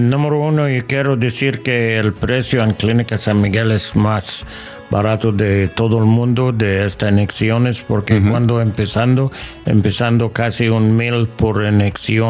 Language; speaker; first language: Spanish; non-native, learner; English